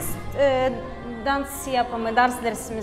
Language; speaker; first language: Turkish; non-native, learner; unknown